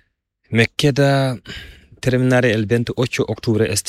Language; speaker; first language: Spanish; non-native, learner; Fula